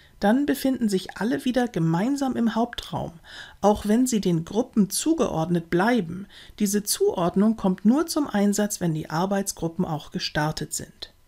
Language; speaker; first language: German; native; German